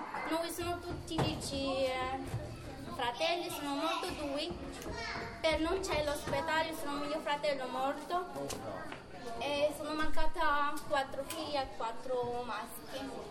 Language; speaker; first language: Italian; non-native, learner; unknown